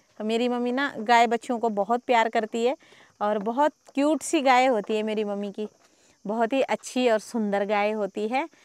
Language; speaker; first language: Hindi; non-native, local second language; Garhwali